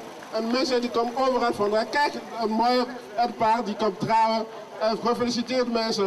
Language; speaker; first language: Dutch; non-native, learner; French